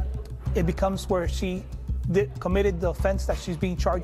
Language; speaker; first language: English; native; English